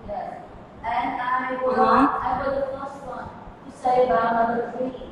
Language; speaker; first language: English; non-native, learner; Vietnamese